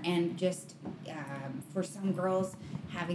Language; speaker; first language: English; native; English